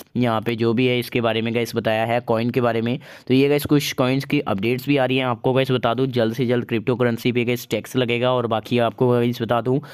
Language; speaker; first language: Hindi; native; Hindi